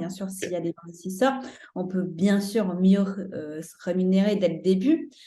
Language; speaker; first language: French; non-native, fluent; Chinese